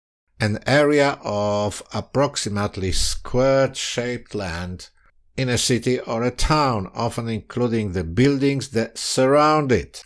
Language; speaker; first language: English; non-native, fluent; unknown